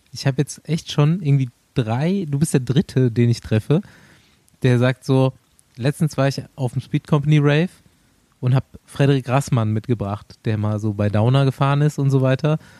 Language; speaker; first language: German; native; German